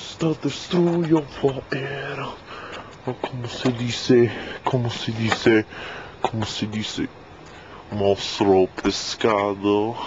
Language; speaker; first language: Spanish; non-native, learner; English